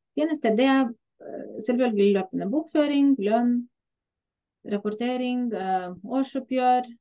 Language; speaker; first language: Norwegian; non-native, fluent; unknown